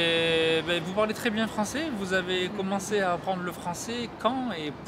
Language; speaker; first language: French; native; French